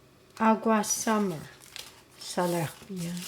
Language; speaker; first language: French; non-native, learner; Chinese